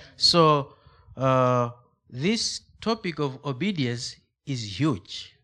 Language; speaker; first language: English; non-native, local second language; Nyanja